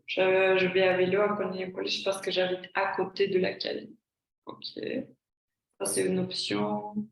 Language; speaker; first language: French; non-native, fluent; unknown